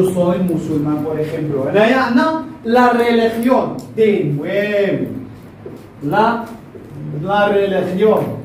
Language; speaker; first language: Spanish; non-native, fluent; Arabic